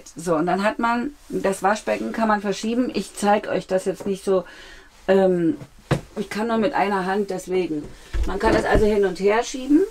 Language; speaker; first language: German; native; German